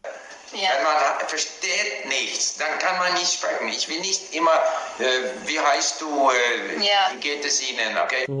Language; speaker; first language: German; non-native, learner; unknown